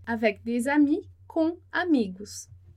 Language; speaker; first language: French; non-native, fluent; Portuguese